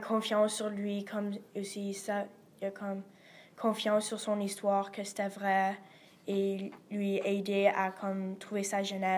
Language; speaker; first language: French; non-native, learner; English